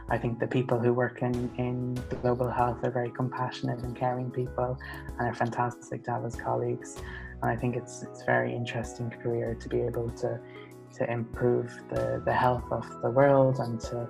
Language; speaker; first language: English; native; English